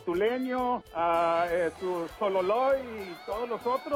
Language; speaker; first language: Spanish; native; Spanish